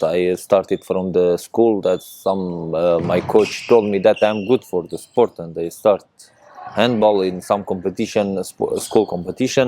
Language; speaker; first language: English; non-native, learner; Persian